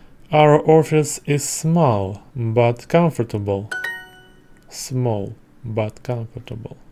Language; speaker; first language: English; non-native, learner; Russian